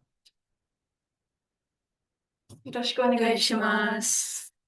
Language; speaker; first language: Japanese; non-native, learner; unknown